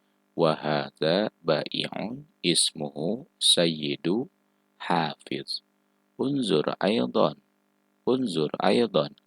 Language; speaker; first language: Arabic; non-native, fluent; Indonesian